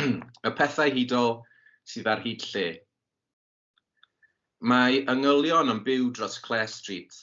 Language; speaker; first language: Welsh; native; Welsh